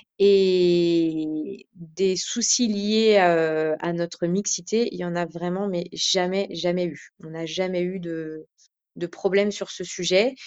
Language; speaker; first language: French; native; French